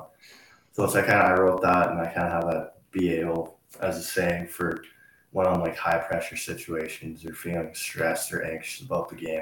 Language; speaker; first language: English; native; English